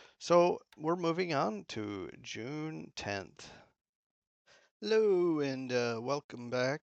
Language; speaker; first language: English; native; English